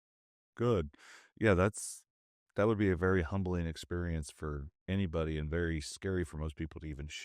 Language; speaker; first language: English; native; English